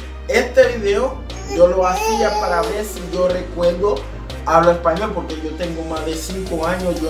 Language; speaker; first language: Spanish; non-native, learner; Haitian Creole